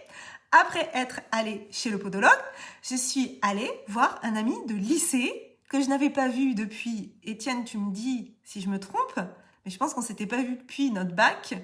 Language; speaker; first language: French; native; French